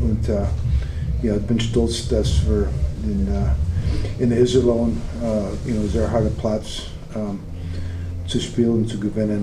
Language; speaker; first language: German; non-native, learner; English